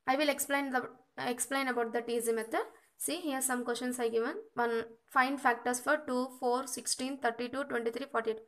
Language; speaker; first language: English; non-native, local second language; Kannada